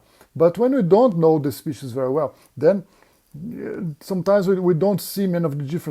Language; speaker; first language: English; non-native, fluent; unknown